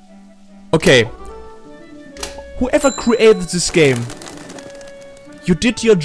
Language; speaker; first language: English; non-native, fluent; German